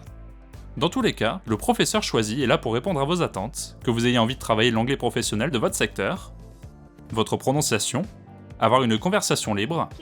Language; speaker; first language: French; native; French